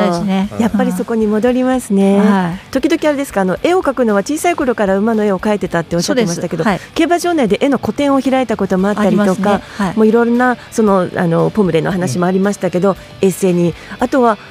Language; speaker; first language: Japanese; native; Japanese